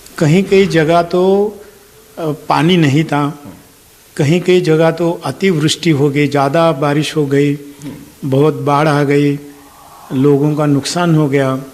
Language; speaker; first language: Hindi; non-native, local second language; Marathi